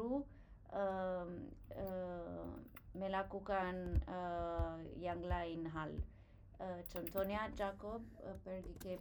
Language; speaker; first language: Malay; non-native, learner; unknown